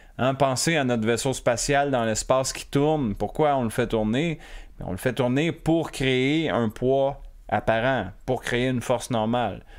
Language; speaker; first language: French; native; French